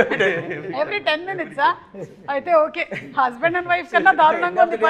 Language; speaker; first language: Telugu; native; Telugu